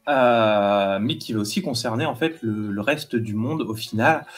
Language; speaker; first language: French; native; French